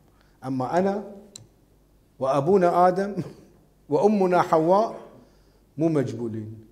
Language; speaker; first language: Arabic; native; Arabic